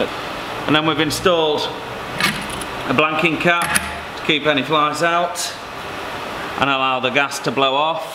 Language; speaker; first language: English; native; English